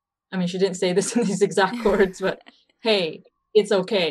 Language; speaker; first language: English; early bilingual, other home language; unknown